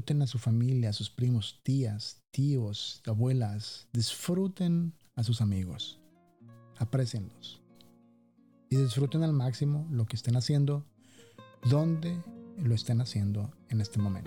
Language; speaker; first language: English; non-native, fluent; Spanish